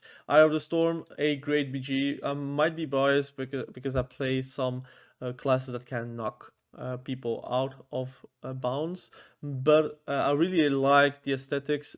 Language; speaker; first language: English; non-native, fluent; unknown